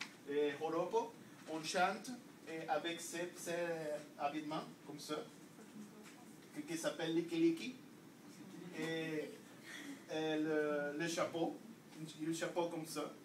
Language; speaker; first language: French; non-native, learner; Spanish